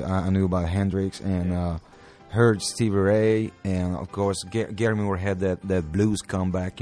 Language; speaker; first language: English; non-native, fluent; Hungarian